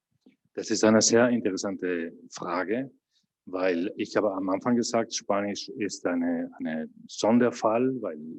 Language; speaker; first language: German; non-native, fluent; Spanish